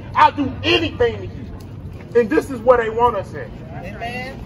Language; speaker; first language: English; native; English